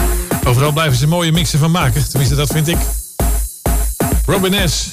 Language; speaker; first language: Dutch; native; Dutch